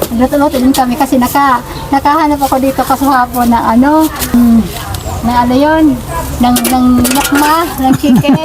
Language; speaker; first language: Filipino; non-native, local second language; Bikol